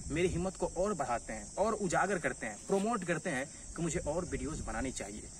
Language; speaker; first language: Hindi; native; Hindi